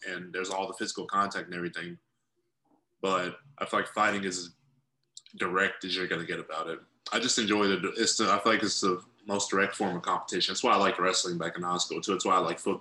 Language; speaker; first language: English; native; English